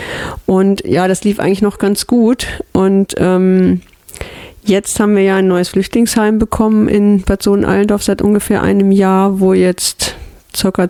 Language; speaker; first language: German; native; German